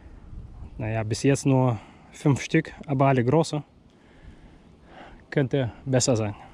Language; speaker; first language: German; non-native, fluent; Russian